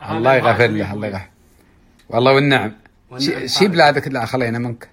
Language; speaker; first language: Arabic; native; Arabic